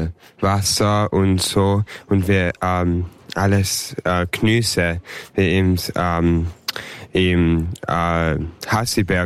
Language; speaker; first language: German; early bilingual, heritage; English